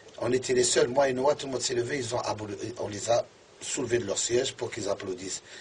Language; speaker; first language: French; non-native, local second language; Arabic